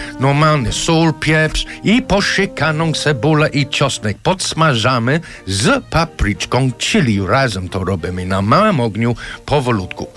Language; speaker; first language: Polish; non-native, fluent; English